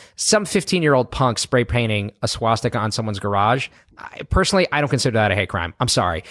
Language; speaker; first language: English; native; English